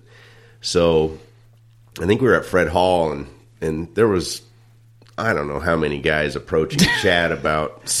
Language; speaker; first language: English; native; English